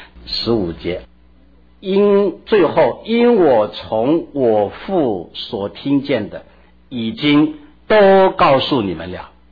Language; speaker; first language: Chinese; native; Chinese